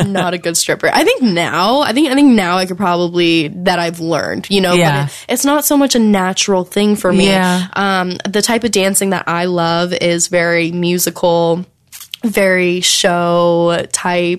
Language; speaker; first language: English; native; English